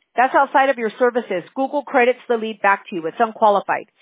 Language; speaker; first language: English; early bilingual, other home language; Spanish